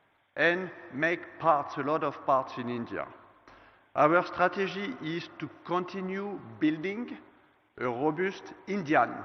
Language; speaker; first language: English; non-native, fluent; French